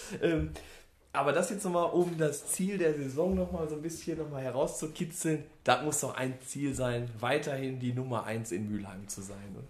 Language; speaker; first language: German; native; German